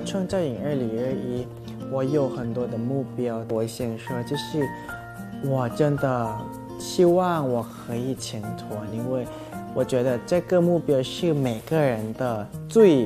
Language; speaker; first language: Chinese; non-native, learner; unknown